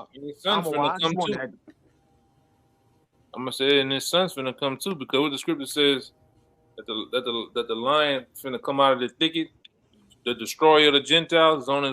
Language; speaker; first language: English; native; English